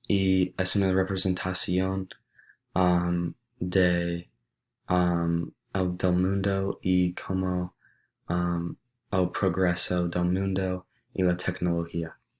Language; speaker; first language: Spanish; non-native, learner; English